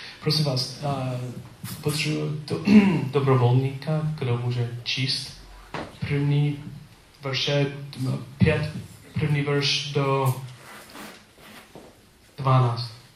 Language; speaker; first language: Czech; non-native, learner; English